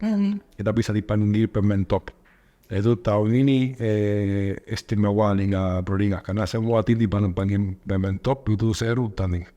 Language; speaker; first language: Indonesian; non-native, learner; Spanish